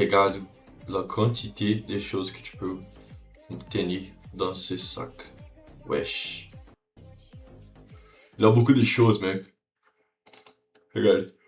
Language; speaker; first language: French; non-native, learner; Portuguese